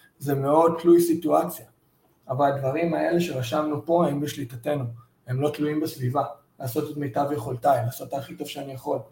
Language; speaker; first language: Hebrew; early bilingual, heritage; Hebrew